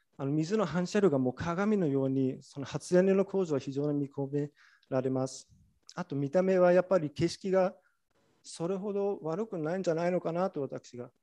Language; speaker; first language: Japanese; non-native, fluent; German